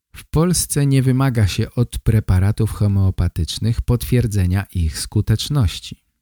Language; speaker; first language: Polish; native; Polish